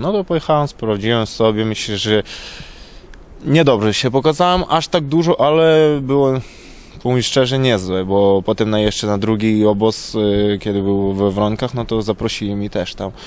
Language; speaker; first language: Polish; non-native, learner; Ukrainian